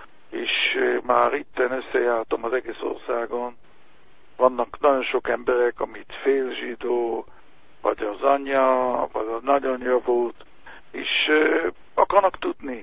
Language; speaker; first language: Hungarian; early bilingual, heritage; Hungarian